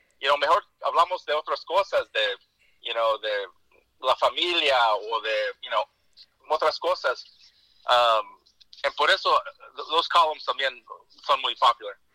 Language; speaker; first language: Spanish; early bilingual, heritage; Spanish